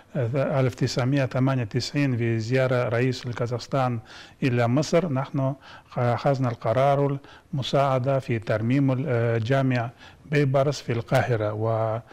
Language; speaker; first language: Arabic; non-native, fluent; Kazakh